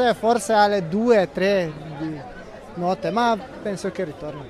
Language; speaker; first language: Italian; non-native, fluent; Slovenian